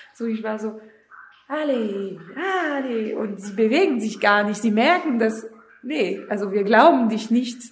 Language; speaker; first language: German; non-native, fluent; French